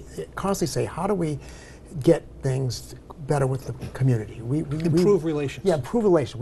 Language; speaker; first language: English; native; English